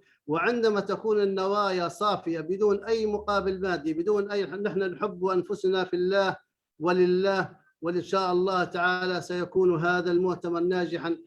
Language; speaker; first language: Arabic; native; Arabic